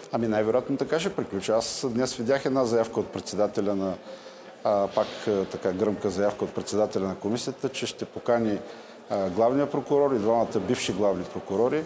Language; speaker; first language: Bulgarian; native; Bulgarian